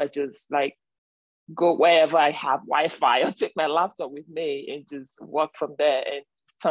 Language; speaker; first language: English; non-native, local second language; Igbo